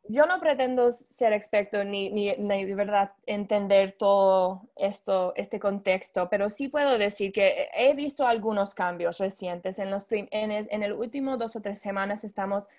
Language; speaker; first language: Spanish; non-native, fluent; English